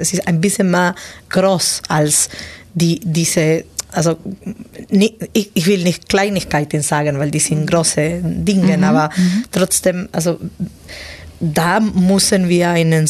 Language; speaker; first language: German; non-native, fluent; Spanish